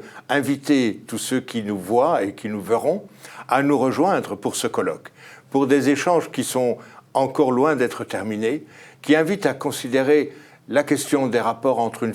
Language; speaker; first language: French; native; French